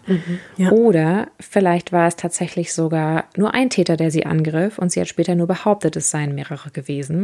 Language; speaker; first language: German; native; German